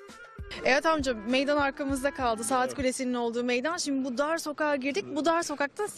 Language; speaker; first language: Turkish; native; Turkish